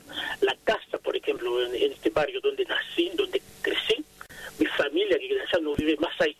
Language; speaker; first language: Spanish; non-native, fluent; Haitian Creole